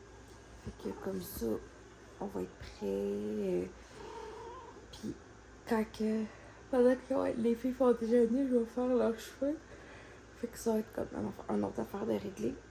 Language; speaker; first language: French; native; French